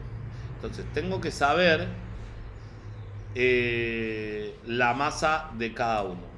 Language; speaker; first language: Spanish; native; Spanish